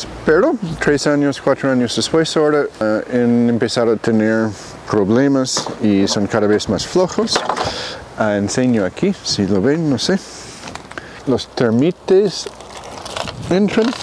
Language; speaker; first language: Spanish; non-native, fluent; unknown